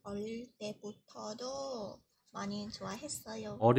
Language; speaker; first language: Korean; non-native, learner; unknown